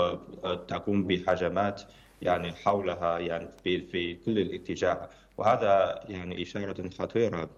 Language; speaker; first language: Arabic; non-native, fluent; Chinese